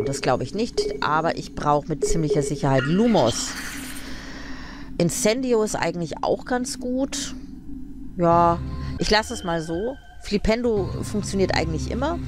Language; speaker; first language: German; native; German